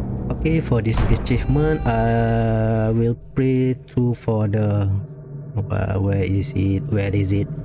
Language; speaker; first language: English; non-native, local second language; Malay